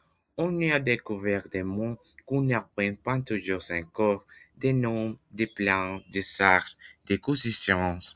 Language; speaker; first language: French; non-native, learner; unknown